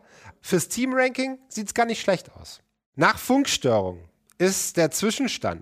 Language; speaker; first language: German; native; German